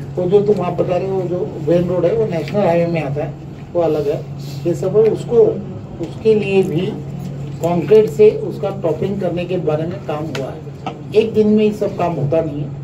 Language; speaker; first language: Hindi; non-native, local second language; Marathi